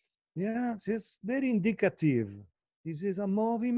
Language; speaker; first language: English; non-native, learner; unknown